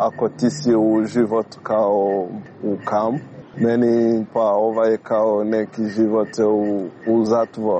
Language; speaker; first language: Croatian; non-native, learner; Rundi